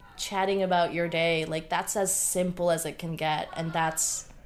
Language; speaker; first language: English; non-native, local second language; Bangla